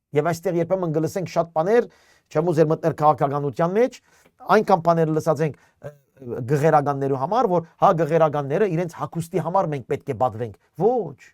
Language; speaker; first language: Armenian; native; Armenian